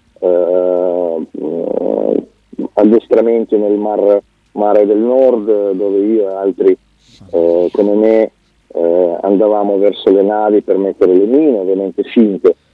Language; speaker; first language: Italian; non-native, fluent; Russian